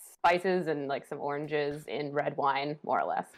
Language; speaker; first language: English; native; English